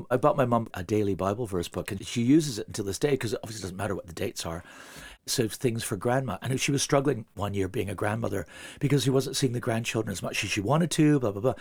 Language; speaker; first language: English; native; English